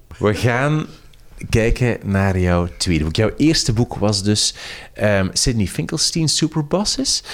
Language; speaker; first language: Dutch; native; Dutch